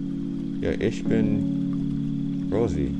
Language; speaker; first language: German; non-native, learner; English